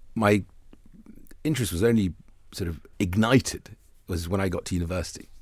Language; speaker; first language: English; early bilingual, other home language; Arabic